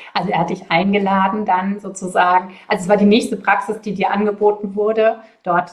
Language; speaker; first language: German; native; German